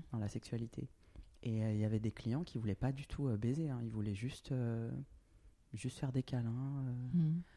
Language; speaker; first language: French; native; French